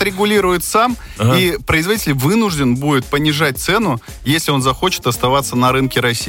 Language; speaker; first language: Russian; native; Russian